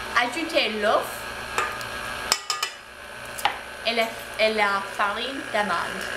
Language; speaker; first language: French; non-native, learner; English